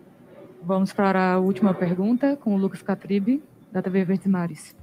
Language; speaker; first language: Spanish; non-native, learner; Portuguese